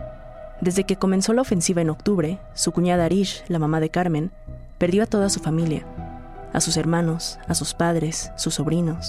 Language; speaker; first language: Spanish; native; Spanish